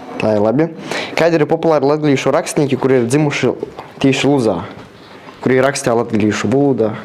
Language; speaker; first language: Latvian; native; Latvian